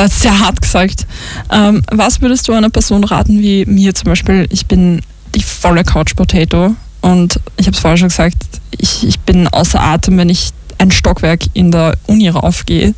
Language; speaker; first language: German; native; German